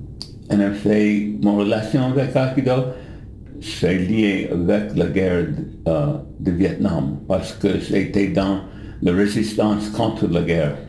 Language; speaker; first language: French; non-native, fluent; English